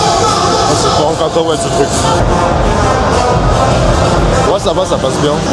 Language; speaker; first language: French; native; French